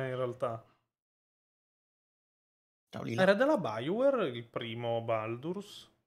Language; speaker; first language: Italian; native; Italian